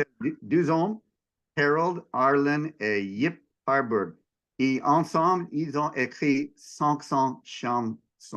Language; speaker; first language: French; non-native, learner; English